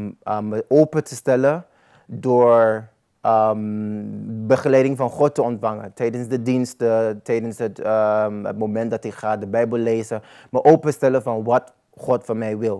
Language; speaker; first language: Dutch; non-native, local second language; Papiamento